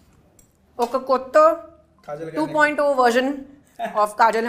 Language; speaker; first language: Telugu; non-native, local second language; Hindi